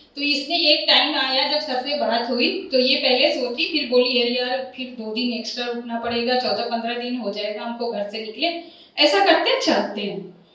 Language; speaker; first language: Hindi; native; Hindi